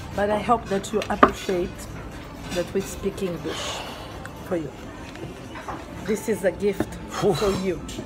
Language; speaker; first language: English; non-native, learner; Italian